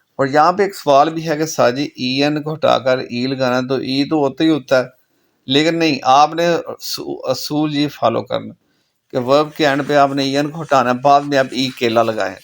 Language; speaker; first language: Urdu; non-native, local second language; Punjabi